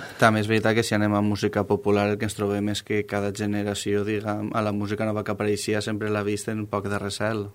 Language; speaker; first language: Catalan; native; Catalan